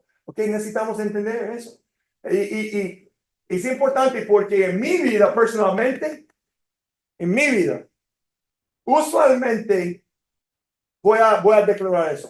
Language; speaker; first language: Spanish; non-native, fluent; English